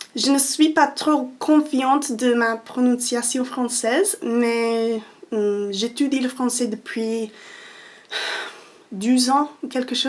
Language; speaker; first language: French; non-native, fluent; English